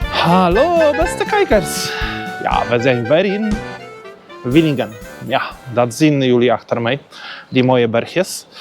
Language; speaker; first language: Dutch; non-native, learner; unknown